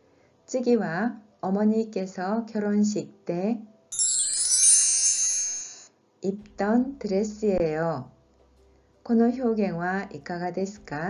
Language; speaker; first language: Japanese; non-native, fluent; Korean